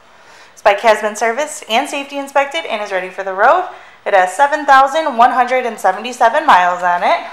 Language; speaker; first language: English; native; English